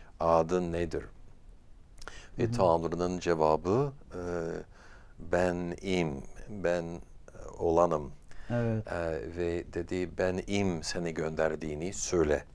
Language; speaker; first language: Turkish; non-native, fluent; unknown